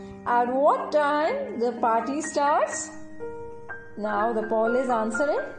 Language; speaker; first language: English; non-native, local second language; Punjabi